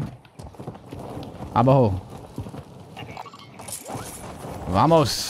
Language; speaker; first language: Spanish; non-native, learner; English